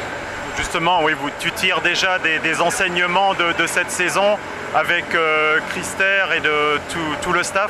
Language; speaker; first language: French; native; French